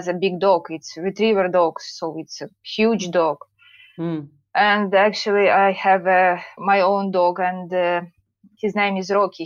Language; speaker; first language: English; non-native, learner; Ukrainian